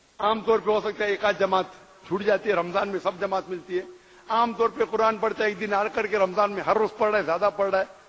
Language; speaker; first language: Urdu; non-native, local second language; Konkani